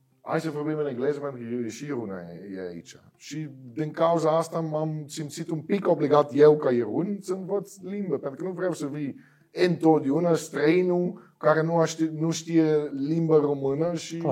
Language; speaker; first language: Romanian; non-native, learner; Dutch